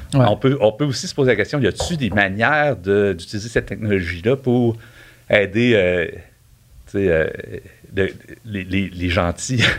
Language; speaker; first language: French; native; French